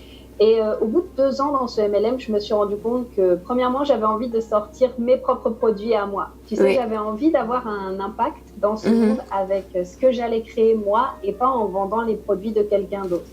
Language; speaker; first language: French; native; French